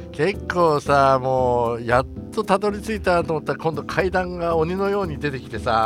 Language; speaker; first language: Japanese; native; Japanese